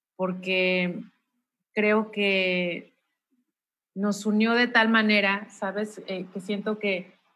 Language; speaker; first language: Spanish; native; Spanish